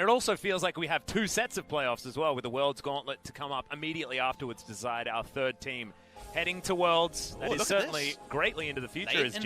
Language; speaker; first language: English; native; English